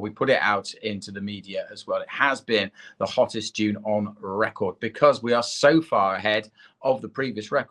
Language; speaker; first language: English; native; English